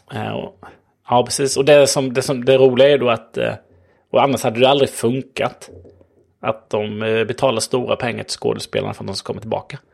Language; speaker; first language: Swedish; native; Swedish